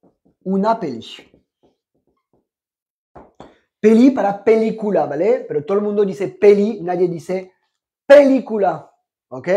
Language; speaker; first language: Spanish; non-native, fluent; French